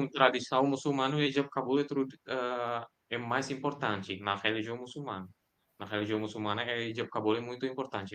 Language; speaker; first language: Portuguese; non-native, fluent; Indonesian